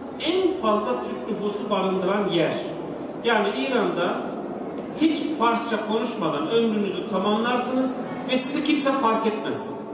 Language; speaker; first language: Turkish; native; Turkish